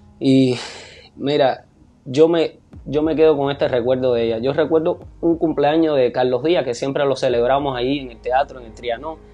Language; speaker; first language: Spanish; native; Spanish